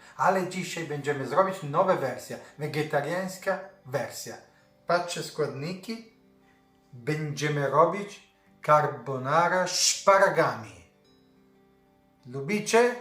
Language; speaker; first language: Polish; non-native, learner; Italian